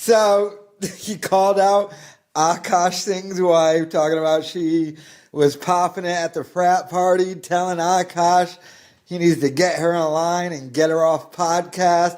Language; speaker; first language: English; native; English